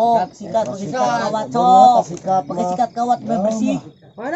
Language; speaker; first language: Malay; non-native, local second language; Sundanese